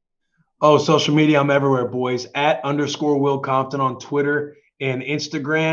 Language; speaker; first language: English; native; English